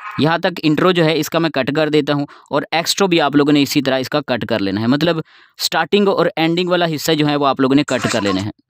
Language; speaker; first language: Urdu; non-native, local second language; Sindhi